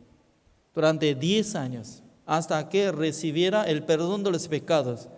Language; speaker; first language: Spanish; non-native, fluent; Korean